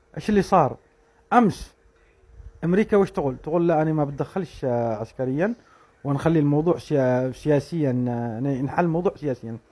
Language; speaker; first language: Arabic; native; Arabic